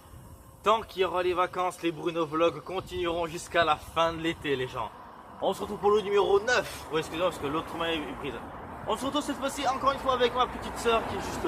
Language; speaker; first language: French; native; French